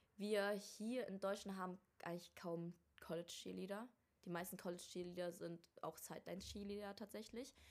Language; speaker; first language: German; early bilingual, other home language; Vietnamese